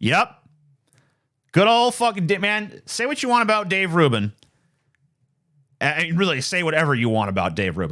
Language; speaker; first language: English; native; English